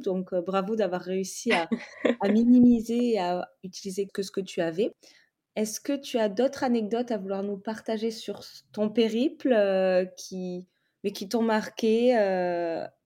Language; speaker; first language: French; native; French